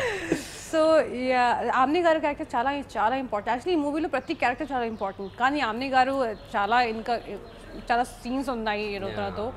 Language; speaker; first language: Telugu; non-native, local second language; Hindi